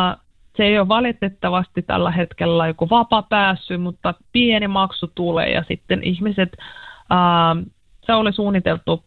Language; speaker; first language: Finnish; non-native, learner; Russian